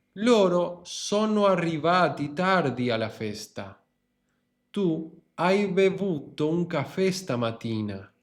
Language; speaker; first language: Italian; non-native, fluent; Spanish